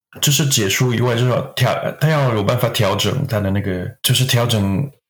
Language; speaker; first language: Chinese; non-native, fluent; French